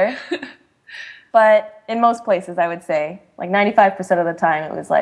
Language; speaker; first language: English; native; English